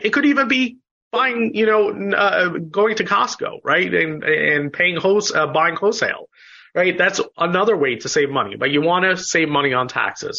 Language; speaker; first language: English; native; English